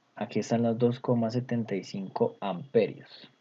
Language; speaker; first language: Spanish; native; Spanish